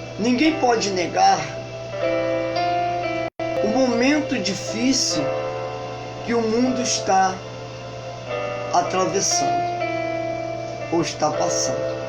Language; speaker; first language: Portuguese; native; Portuguese